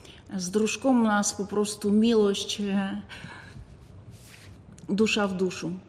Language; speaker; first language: Polish; non-native, fluent; Ukrainian